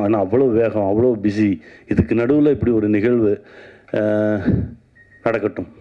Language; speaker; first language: Tamil; native; Tamil